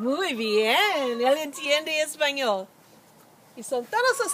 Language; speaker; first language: Spanish; non-native, learner; English